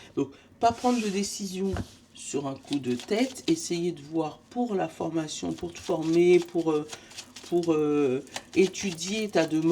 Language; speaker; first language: French; native; French